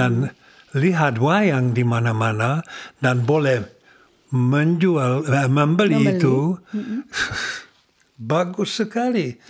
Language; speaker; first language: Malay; non-native, learner; Czech